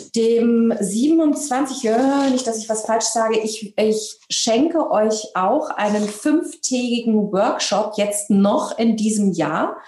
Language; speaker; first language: German; native; German